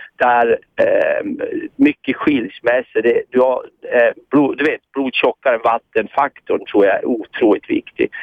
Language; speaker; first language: Swedish; early bilingual, other home language; English